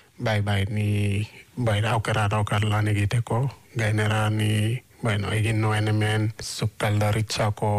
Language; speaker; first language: Basque; non-native, fluent; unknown